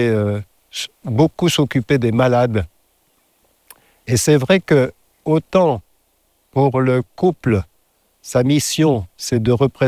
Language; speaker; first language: French; native; French